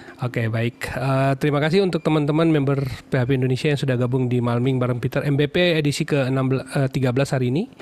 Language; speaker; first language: Indonesian; native; Indonesian